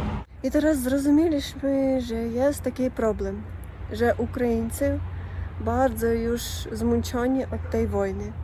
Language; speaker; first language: Polish; non-native, learner; Russian